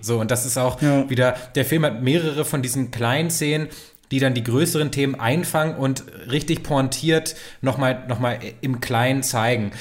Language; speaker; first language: German; native; German